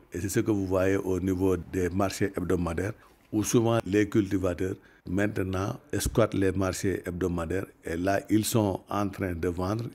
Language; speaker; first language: French; non-native, local second language; Wolof